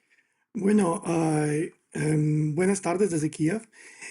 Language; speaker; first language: Spanish; non-native, fluent; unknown